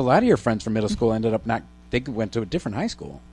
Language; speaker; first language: English; native; English